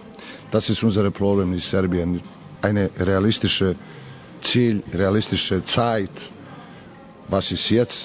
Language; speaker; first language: German; non-native, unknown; Serbian